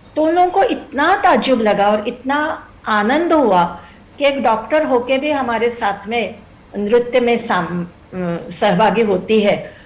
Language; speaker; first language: Hindi; non-native, local second language; Telugu